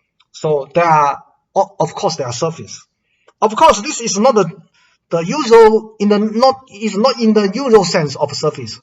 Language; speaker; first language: English; non-native, fluent; Chinese